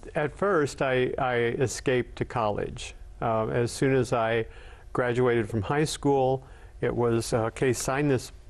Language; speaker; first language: English; native; English